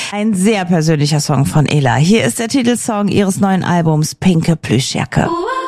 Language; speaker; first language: German; native; German